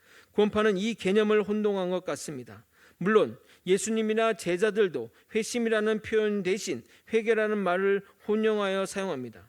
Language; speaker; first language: Korean; native; Korean